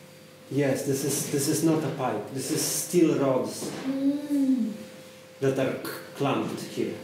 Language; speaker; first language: English; non-native, fluent; Polish